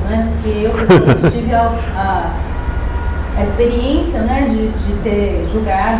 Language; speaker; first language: Portuguese; native; Portuguese